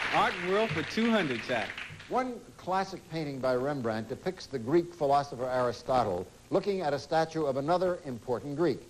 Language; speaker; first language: English; native; English